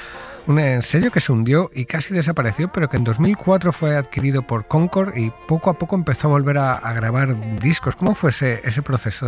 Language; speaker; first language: Spanish; native; Spanish